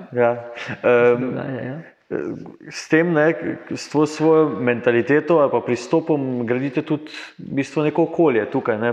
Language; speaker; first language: Slovenian; native; Slovenian